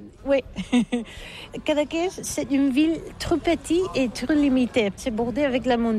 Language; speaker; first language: French; non-native, learner; Catalan